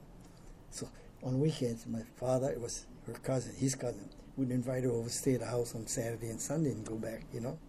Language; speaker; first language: English; native; English